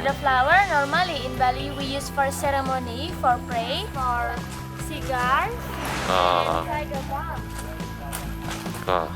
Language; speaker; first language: English; non-native, learner; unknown